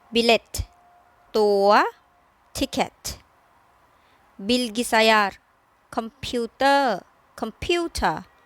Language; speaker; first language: Thai; native; Thai